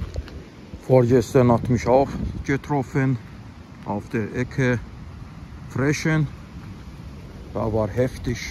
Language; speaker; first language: German; non-native, fluent; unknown